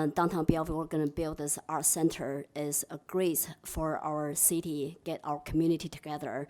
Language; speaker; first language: English; non-native, fluent; Chinese